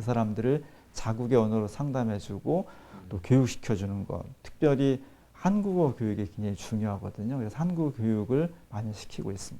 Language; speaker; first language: Korean; native; Korean